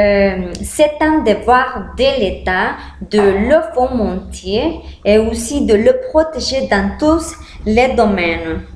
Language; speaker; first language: French; non-native, learner; Spanish